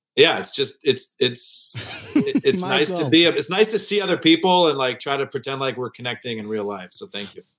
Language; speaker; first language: English; native; English